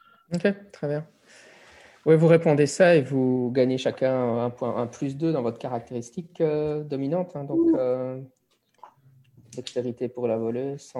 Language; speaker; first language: French; native; French